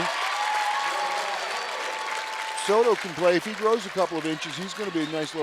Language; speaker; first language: English; native; English